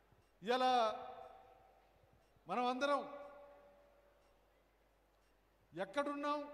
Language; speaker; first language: Telugu; native; Telugu